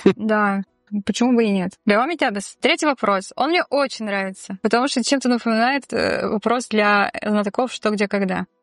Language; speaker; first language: Russian; non-native, local second language; Tatar